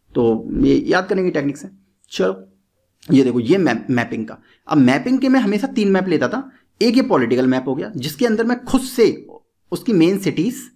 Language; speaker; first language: Hindi; native; Hindi